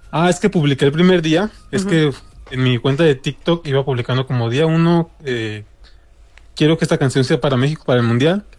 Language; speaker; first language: Spanish; native; Spanish